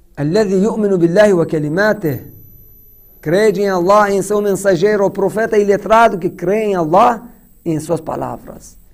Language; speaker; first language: Portuguese; non-native, fluent; Persian